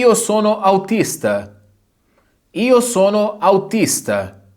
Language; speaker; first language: Italian; non-native, fluent; Portuguese